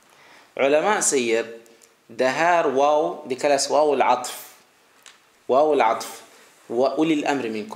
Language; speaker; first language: Swedish; early bilingual, other home language; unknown